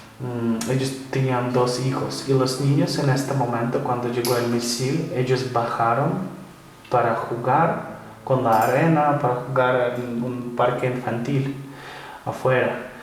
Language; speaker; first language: Spanish; non-native, fluent; Ukrainian